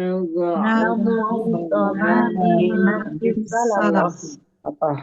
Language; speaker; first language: Arabic; non-native, learner; Indonesian